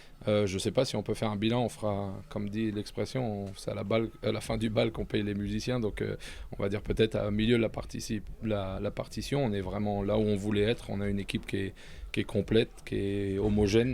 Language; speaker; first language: French; native; French